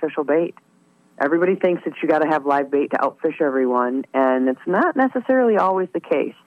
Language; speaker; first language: English; native; English